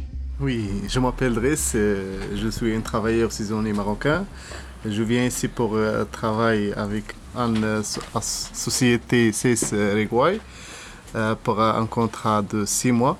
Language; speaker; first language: French; non-native, learner; Arabic